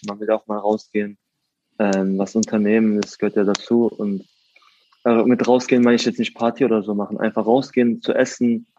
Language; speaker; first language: German; native; German